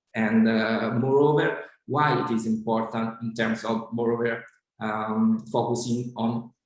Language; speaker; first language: English; non-native, fluent; Italian